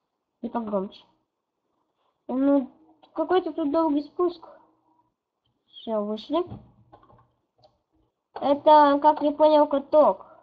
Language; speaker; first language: Russian; native; Russian